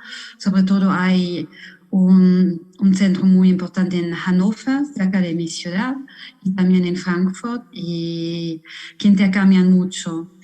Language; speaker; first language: Spanish; non-native, fluent; German